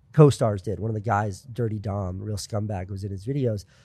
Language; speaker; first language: English; native; English